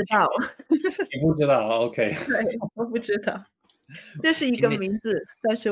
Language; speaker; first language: Chinese; non-native, learner; Spanish